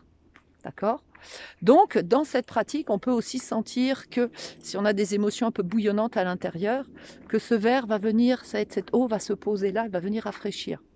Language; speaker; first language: French; native; French